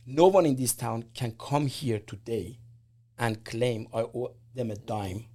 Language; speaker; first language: English; non-native, fluent; Persian